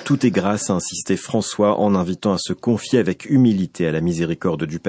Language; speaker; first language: French; native; French